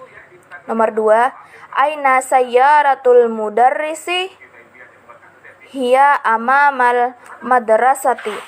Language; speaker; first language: Arabic; non-native, learner; Indonesian